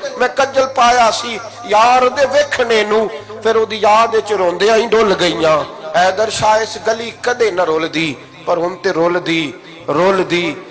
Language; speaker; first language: Urdu; non-native, local second language; Punjabi